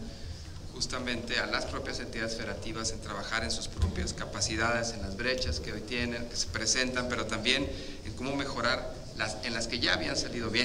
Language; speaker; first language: Spanish; native; Spanish